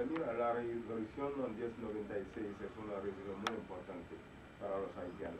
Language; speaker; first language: Spanish; non-native, learner; Haitian Creole